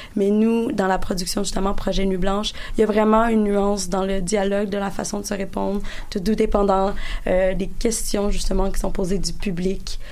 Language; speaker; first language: French; native; French